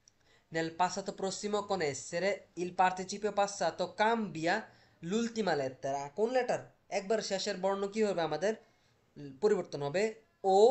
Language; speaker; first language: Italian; non-native, fluent; Bangla